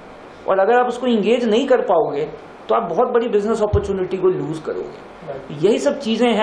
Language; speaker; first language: Hindi; native; Hindi